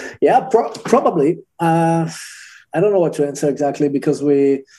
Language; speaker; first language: English; non-native, learner; French